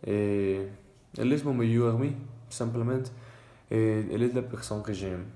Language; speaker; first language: French; non-native, learner; Spanish